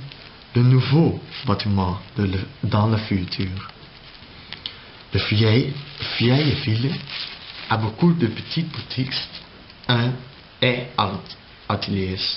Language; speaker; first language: French; non-native, learner; Dutch